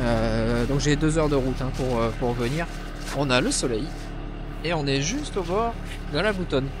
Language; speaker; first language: French; native; French